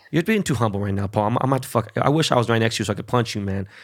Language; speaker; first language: English; early bilingual, other home language; Spanish